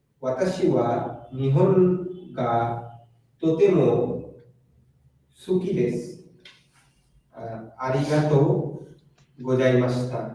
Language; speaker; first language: Japanese; non-native, learner; Bangla